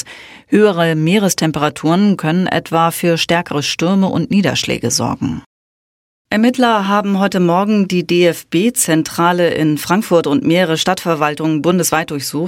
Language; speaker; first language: German; native; German